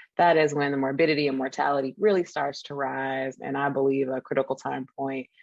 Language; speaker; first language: English; native; English